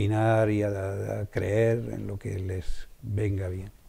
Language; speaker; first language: Spanish; native; Spanish